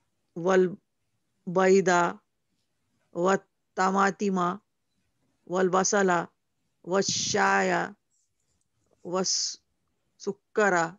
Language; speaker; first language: Arabic; non-native, learner; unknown